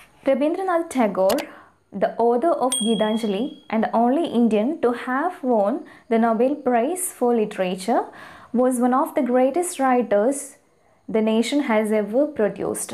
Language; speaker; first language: English; non-native, local second language; Malayalam